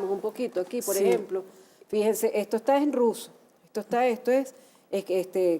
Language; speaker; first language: Spanish; native; Spanish